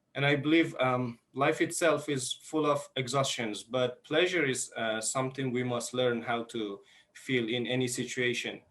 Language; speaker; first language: English; non-native, fluent; Persian